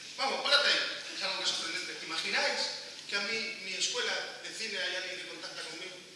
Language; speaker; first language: Spanish; native; Spanish